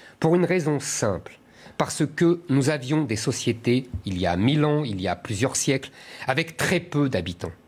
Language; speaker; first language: French; native; French